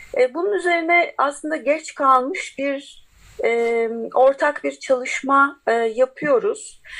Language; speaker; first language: Turkish; native; Turkish